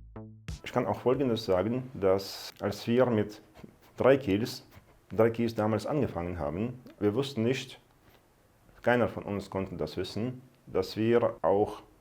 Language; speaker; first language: German; non-native, fluent; Russian